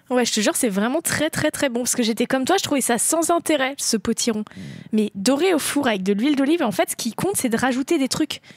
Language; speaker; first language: French; native; French